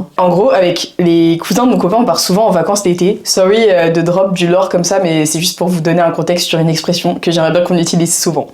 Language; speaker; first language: French; native; French